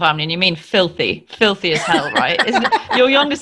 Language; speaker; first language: English; native; English